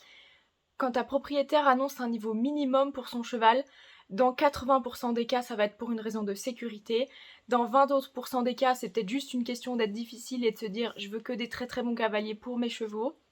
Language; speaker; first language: French; native; French